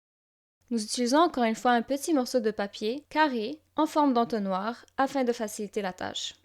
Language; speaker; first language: French; native; French